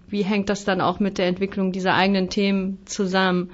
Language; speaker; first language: German; native; German